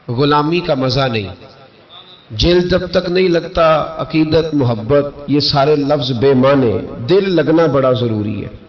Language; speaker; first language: Urdu; non-native, local second language; Punjabi